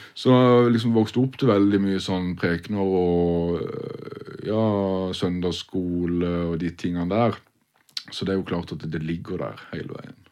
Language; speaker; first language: Norwegian; native; Norwegian